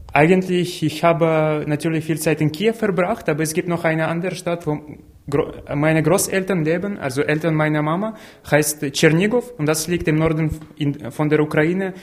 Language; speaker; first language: German; non-native, fluent; Ukrainian